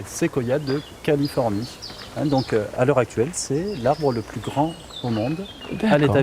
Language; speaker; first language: French; native; French